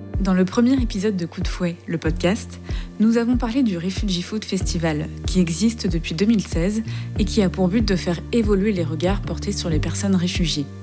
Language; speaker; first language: French; native; French